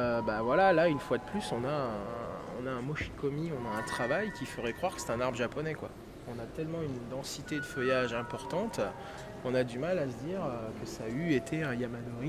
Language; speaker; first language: French; native; French